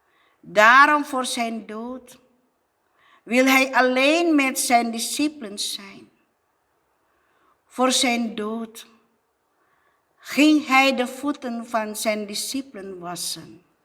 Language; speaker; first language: Dutch; non-native, fluent; Indonesian